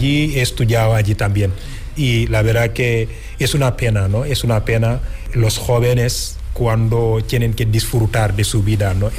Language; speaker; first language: Spanish; non-native, fluent; Wolof